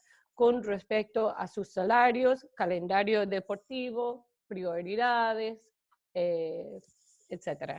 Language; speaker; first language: Spanish; non-native, fluent; English